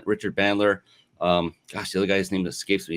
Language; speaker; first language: English; native; English